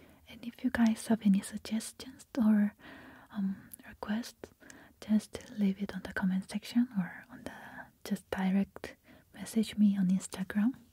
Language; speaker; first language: English; non-native, fluent; Korean